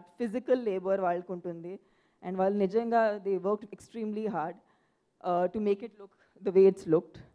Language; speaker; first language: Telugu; non-native, fluent; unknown